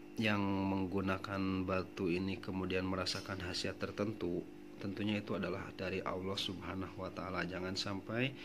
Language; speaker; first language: Indonesian; non-native, local second language; Sundanese